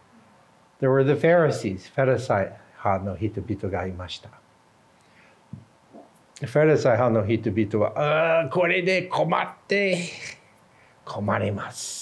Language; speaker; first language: Japanese; non-native, fluent; English